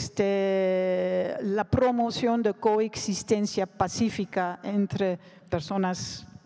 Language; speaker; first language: Spanish; non-native, fluent; Dutch